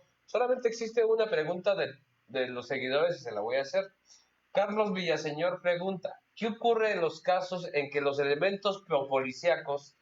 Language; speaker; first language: Spanish; native; Spanish